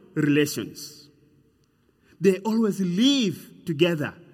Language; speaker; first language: English; non-native, fluent; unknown